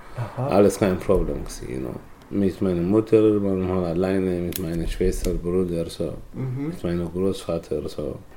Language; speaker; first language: German; non-native, learner; Tigrinya